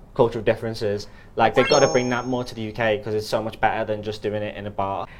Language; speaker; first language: English; native; English